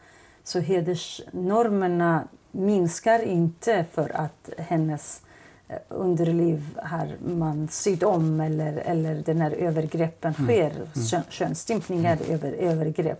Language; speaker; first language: Swedish; non-native, fluent; Kurdish